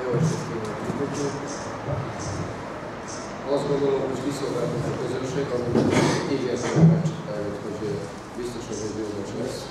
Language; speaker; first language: Hungarian; non-native, fluent; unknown